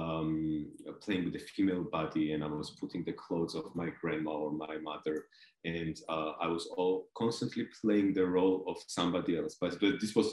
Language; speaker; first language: English; non-native, fluent; Georgian